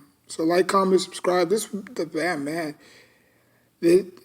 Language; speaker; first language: English; native; English